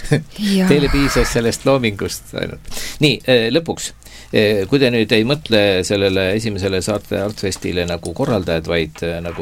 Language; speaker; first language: Estonian; native; Estonian